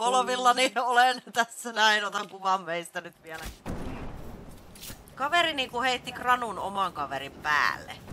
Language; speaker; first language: Finnish; native; Finnish